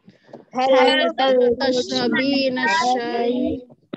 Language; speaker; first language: Arabic; non-native, learner; Indonesian